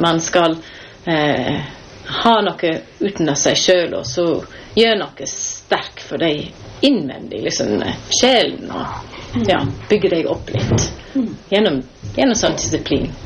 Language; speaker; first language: Norwegian; non-native, fluent; English